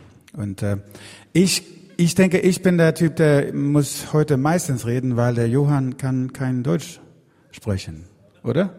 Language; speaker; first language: German; non-native, learner; Swedish